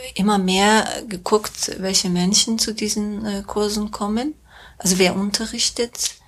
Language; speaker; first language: German; non-native, fluent; Persian